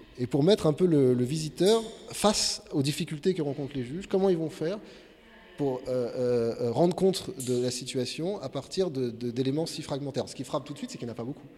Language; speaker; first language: French; native; French